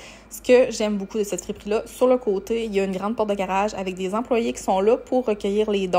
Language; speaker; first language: French; native; French